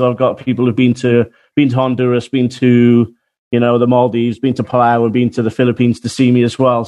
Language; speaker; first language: English; native; English